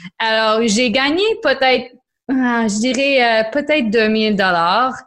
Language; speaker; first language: French; non-native, local second language; English